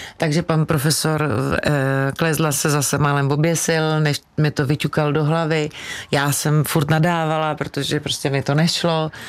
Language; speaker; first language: Czech; native; Czech